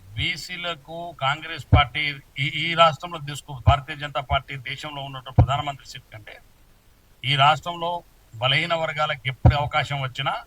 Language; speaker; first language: Telugu; non-native, local second language; Lambadi